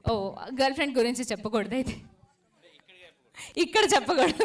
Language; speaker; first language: Telugu; native; Telugu